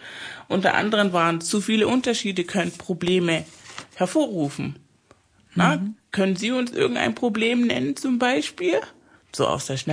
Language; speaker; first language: German; non-native, fluent; Spanish